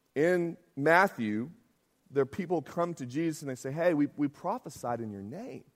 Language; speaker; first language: English; native; English